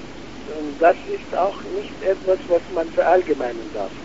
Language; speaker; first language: German; non-native, fluent; Arabic